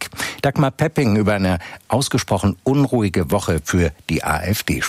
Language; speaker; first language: German; native; German